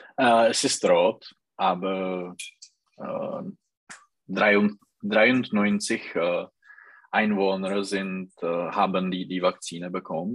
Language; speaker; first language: German; non-native, learner; Czech